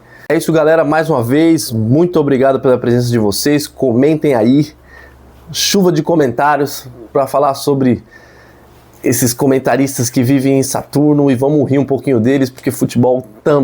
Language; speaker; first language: Portuguese; native; Portuguese